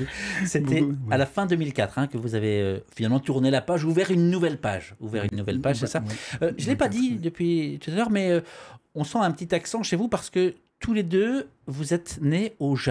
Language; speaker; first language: French; native; French